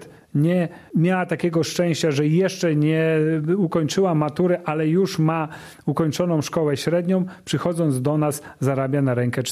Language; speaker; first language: Polish; native; Polish